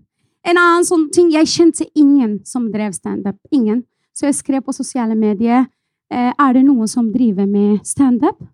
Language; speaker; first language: Norwegian; non-native, fluent; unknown